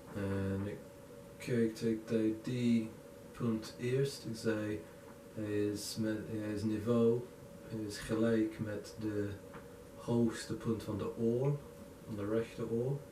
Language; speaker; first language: Dutch; non-native, learner; English